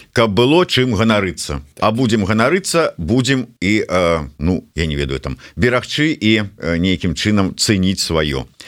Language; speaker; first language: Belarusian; non-native, local second language; Russian